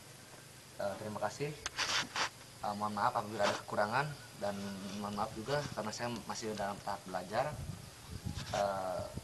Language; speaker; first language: Indonesian; non-native, local second language; Sundanese